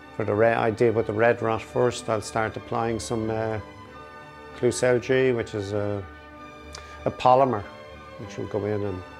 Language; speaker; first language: English; native; English